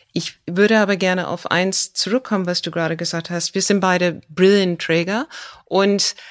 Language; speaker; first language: German; non-native, fluent; English